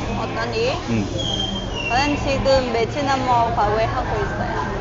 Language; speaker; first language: Korean; non-native, learner; Vietnamese